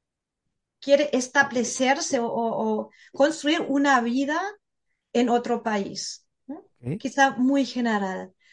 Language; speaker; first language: Spanish; non-native, fluent; German